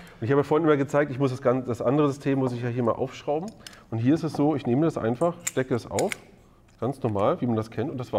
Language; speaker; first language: German; native; German